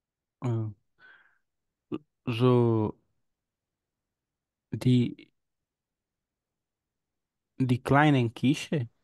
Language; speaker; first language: German; non-native, learner; Portuguese